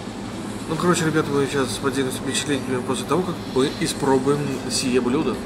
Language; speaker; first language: Russian; native; Russian